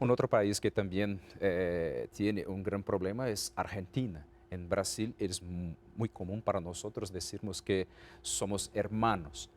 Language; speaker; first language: Spanish; non-native, fluent; Portuguese